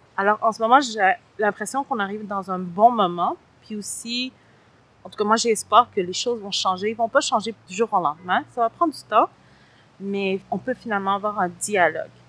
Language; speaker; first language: French; early bilingual, other home language; Spanish